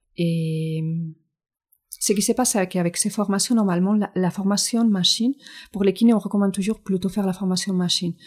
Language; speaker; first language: French; non-native, fluent; Spanish